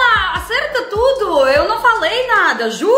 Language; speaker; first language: Portuguese; non-native, learner; Russian